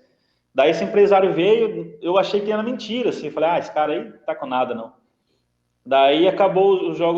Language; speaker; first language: Portuguese; native; Portuguese